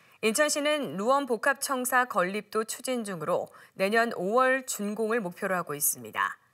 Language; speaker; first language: Korean; native; Korean